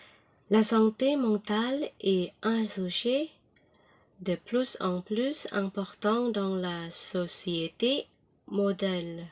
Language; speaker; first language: French; non-native, learner; Thai